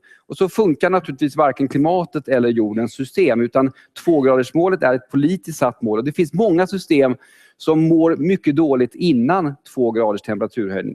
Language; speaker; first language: Swedish; native; Swedish